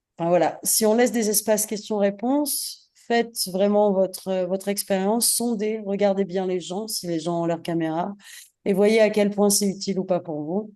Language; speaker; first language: French; native; French